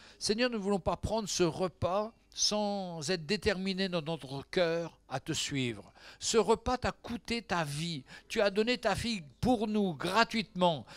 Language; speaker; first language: French; native; French